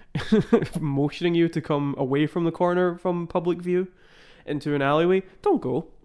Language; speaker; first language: English; native; English